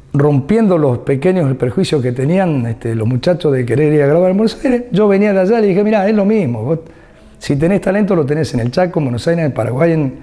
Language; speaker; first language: Spanish; native; Spanish